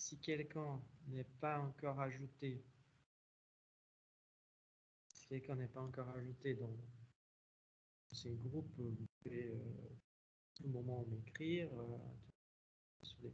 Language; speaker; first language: French; non-native, fluent; Portuguese